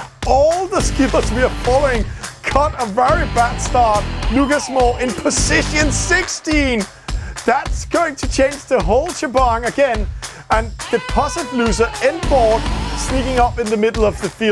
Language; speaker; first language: English; non-native, fluent; Danish